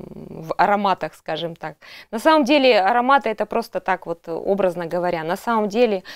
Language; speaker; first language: Russian; native; Russian